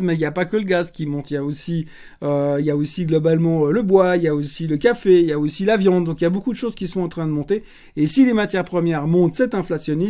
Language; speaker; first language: French; native; French